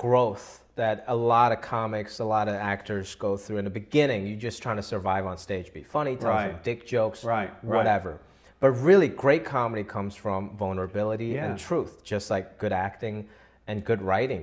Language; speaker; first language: English; non-native, local second language; Wu Chinese